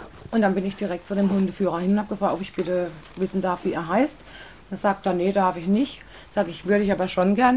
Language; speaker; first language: German; native; German